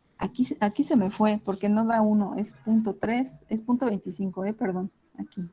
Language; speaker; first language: Spanish; native; Spanish